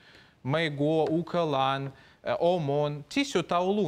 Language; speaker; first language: Chinese; non-native, fluent; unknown